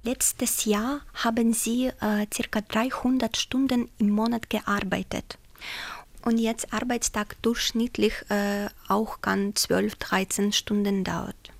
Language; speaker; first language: German; non-native, fluent; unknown